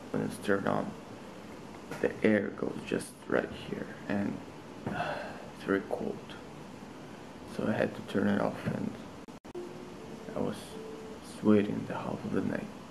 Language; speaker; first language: English; non-native, fluent; Russian